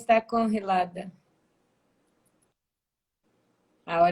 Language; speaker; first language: Spanish; non-native, learner; Portuguese